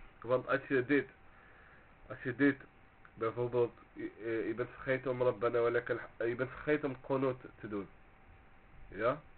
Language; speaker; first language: Dutch; early bilingual, other home language; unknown